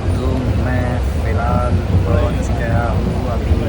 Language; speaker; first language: Hindi; non-native, local second language; Marathi